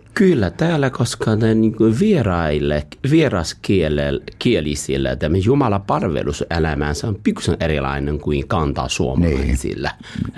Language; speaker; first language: Finnish; non-native, fluent; Chinese